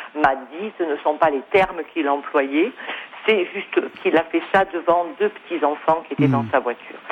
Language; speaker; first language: French; native; French